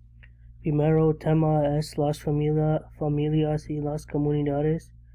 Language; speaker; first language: Spanish; non-native, learner; English